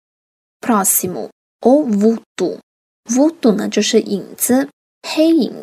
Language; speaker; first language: Portuguese; non-native, fluent; Chinese